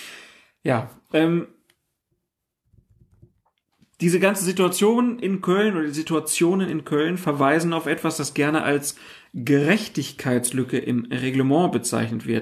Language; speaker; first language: German; native; German